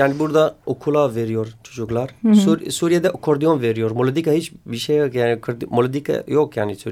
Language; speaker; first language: Turkish; non-native, learner; Kurdish